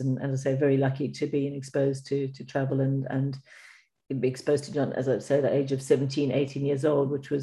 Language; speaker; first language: English; native; English